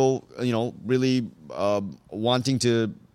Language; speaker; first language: English; native; English